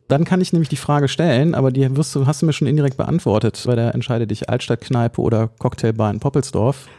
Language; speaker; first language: German; native; German